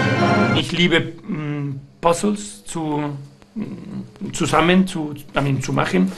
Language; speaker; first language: German; non-native, fluent; Spanish